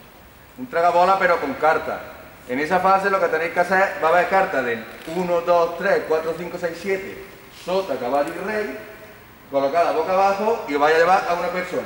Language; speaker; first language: Spanish; native; Spanish